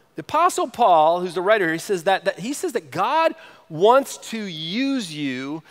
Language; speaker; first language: English; native; English